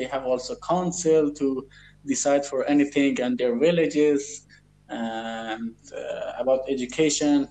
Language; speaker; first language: English; non-native, learner; Persian